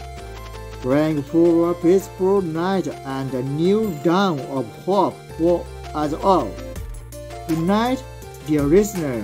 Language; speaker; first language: English; non-native, learner; Japanese